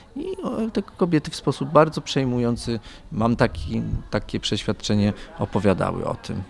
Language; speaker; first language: Polish; native; Polish